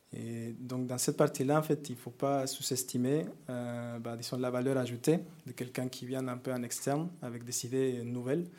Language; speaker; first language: French; non-native, fluent; Spanish